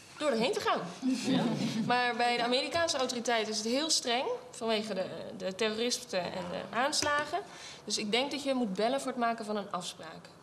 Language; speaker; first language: Dutch; native; Dutch